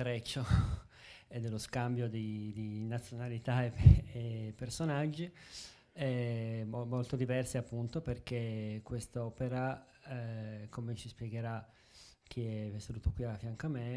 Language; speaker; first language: Italian; native; Italian